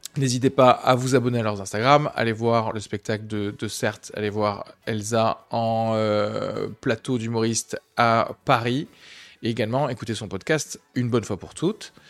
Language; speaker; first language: French; native; French